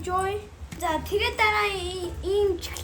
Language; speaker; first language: Mongolian; early bilingual, heritage; Mongolian